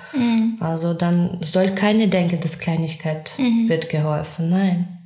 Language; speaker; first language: German; non-native, fluent; Ukrainian